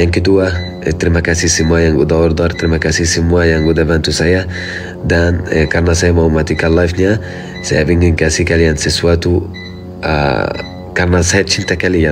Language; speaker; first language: Indonesian; non-native, fluent; Arabic